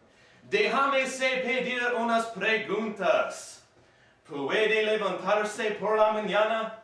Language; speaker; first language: Spanish; non-native, learner; English